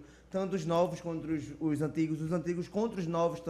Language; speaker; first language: Portuguese; native; Portuguese